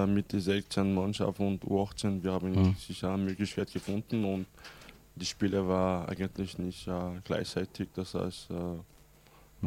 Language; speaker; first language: German; non-native, fluent; French